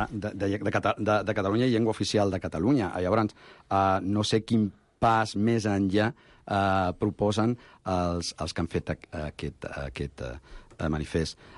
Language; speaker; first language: Catalan; non-native, local second language; Spanish